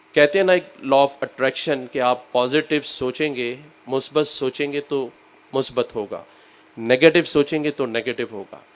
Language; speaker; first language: Urdu; native; Urdu